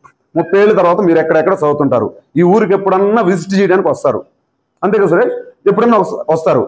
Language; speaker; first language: Telugu; native; Telugu